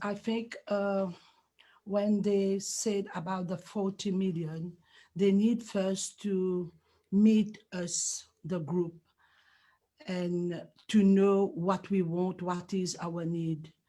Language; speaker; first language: English; non-native, learner; Morisyen